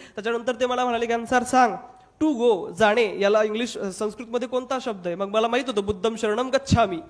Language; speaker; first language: Marathi; non-native, local second language; Hindi